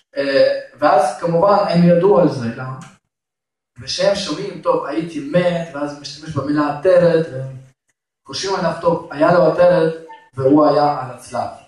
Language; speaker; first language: Hebrew; non-native, fluent; Russian